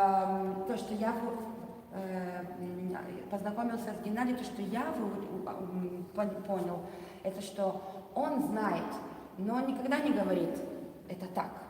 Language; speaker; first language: Russian; non-native, fluent; Italian